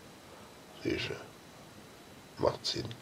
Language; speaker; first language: German; non-native, learner; English